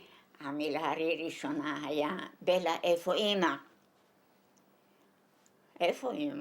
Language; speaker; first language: Hebrew; non-native, fluent; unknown